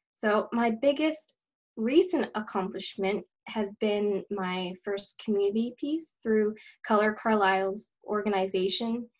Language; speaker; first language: English; native; English